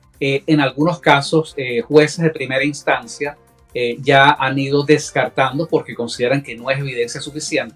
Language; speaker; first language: Spanish; native; Spanish